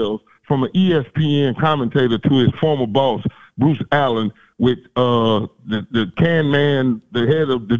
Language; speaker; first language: English; native; English